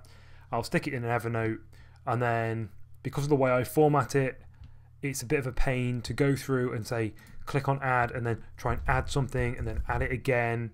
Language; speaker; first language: English; native; English